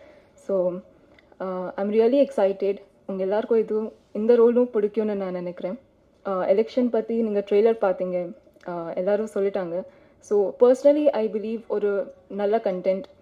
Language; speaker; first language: Tamil; non-native, fluent; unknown